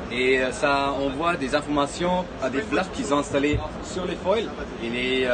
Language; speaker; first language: French; non-native, fluent; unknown